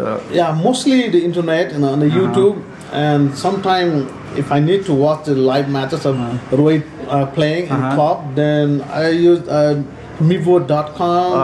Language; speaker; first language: English; non-native, learner; Nepali